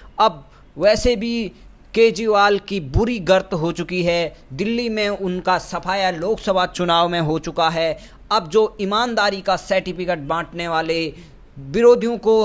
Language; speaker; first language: Hindi; native; Hindi